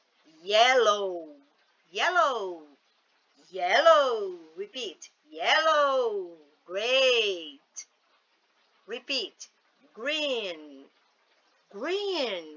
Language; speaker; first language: English; non-native, fluent; Portuguese